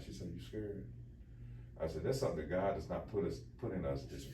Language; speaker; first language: English; native; English